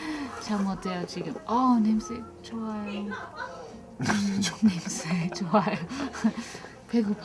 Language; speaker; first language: Korean; non-native, learner; English